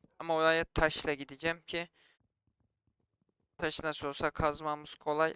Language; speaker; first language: Turkish; native; Turkish